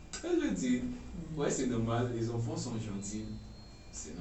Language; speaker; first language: French; non-native, fluent; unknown